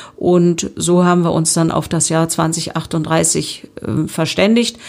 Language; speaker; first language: German; native; German